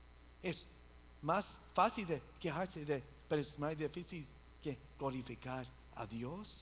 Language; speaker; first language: Spanish; early bilingual, heritage; English